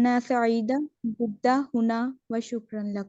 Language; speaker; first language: Arabic; non-native, learner; Urdu